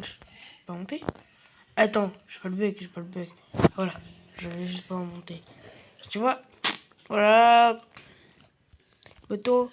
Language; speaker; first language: French; native; French